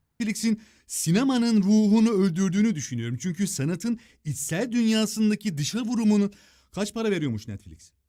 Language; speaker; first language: Turkish; native; Turkish